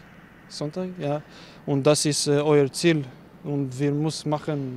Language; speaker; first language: German; non-native, learner; Bosnian